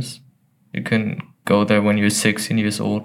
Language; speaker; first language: English; non-native, fluent; German